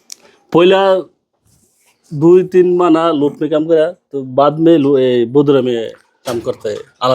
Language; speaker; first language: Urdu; non-native, learner; Bangla